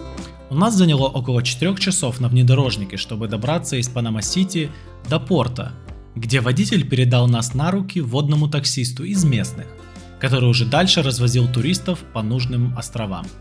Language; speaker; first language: Russian; native; Russian